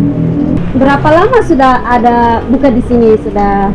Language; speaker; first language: Indonesian; non-native, learner; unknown